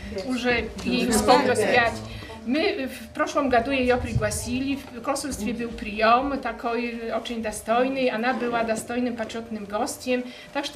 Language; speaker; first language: Russian; non-native, fluent; Polish